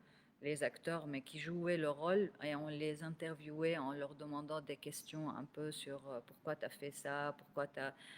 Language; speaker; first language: French; non-native, local second language; Arabic